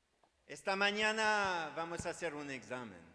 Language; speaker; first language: Spanish; non-native, learner; French